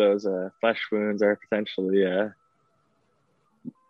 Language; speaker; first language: English; native; English